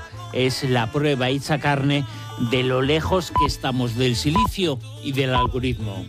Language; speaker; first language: Spanish; native; Spanish